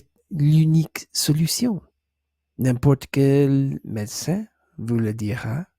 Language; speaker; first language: French; non-native, learner; English